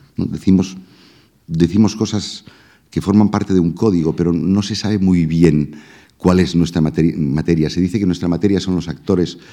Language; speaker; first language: Spanish; native; Spanish